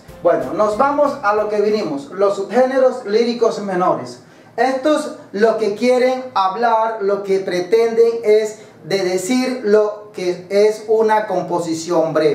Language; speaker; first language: Spanish; native; Spanish